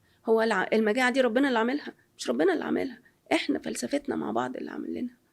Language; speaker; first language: Arabic; native; Arabic